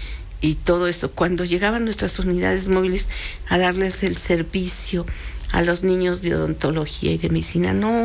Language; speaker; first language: Spanish; native; Spanish